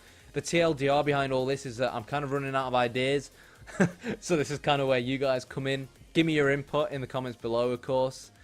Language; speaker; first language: English; native; English